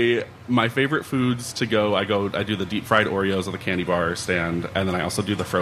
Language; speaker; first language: English; native; English